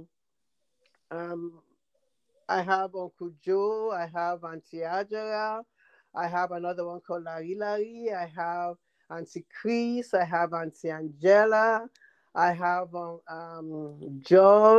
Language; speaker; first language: English; non-native, local second language; Krio